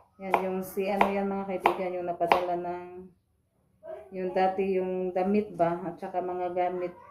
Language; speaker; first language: Filipino; non-native, local second language; Cebuano